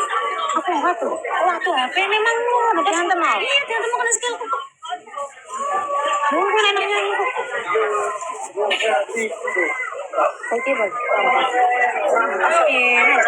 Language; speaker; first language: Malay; non-native, local second language; Javanese